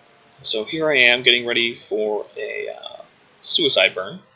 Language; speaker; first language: English; native; English